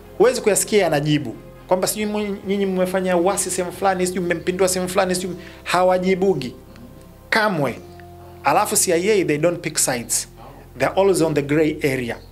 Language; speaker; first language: Swahili; native; Swahili